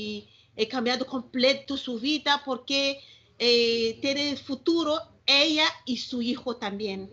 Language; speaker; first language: Spanish; non-native, learner; Malagasy